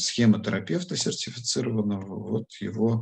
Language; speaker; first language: Russian; native; Russian